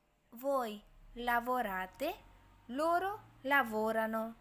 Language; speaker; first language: Italian; non-native, learner; Urdu